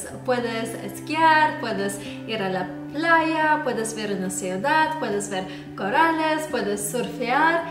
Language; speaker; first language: Spanish; non-native, fluent; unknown